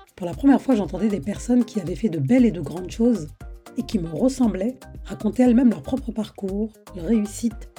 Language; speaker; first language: French; native; French